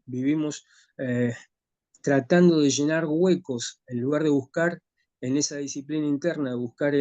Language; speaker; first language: Spanish; native; Spanish